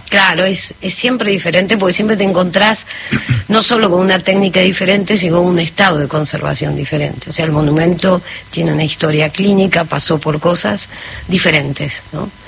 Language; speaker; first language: Spanish; native; Spanish